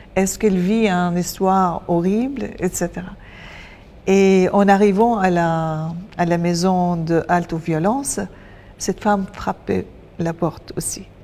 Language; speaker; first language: French; non-native, fluent; Arabic